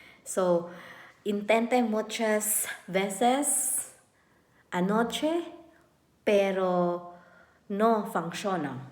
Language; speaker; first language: Spanish; non-native, learner; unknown